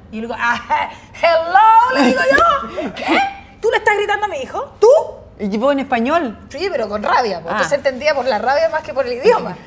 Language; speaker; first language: Spanish; native; Spanish